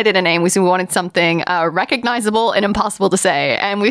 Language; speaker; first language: English; native; English